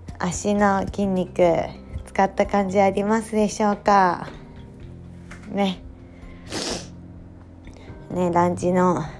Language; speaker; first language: Japanese; native; Japanese